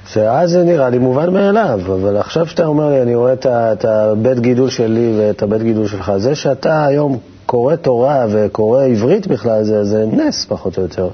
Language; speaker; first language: Hebrew; native; Hebrew